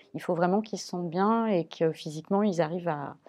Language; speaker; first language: French; native; French